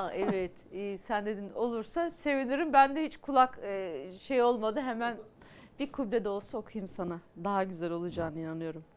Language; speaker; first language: Turkish; native; Turkish